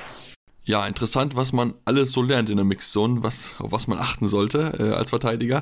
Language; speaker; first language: German; native; German